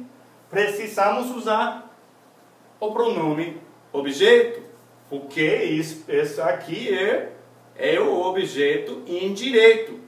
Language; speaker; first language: Portuguese; non-native, fluent; English